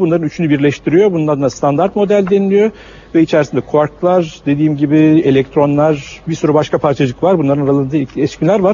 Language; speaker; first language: Turkish; native; Turkish